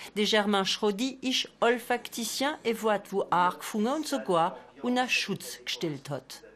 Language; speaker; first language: German; non-native, local second language; French